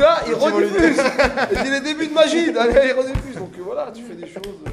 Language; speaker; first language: French; native; French